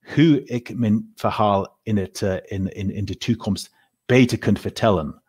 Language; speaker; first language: Dutch; non-native, fluent; English